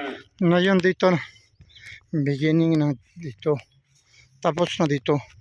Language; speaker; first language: Filipino; non-native, learner; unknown